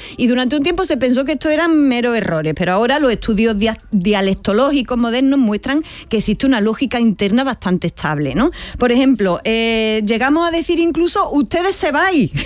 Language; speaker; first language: Spanish; native; Spanish